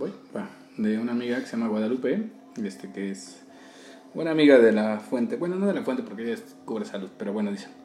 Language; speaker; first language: Spanish; native; Spanish